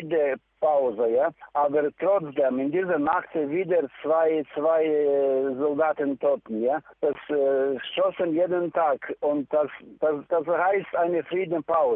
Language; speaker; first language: German; non-native, learner; Ukrainian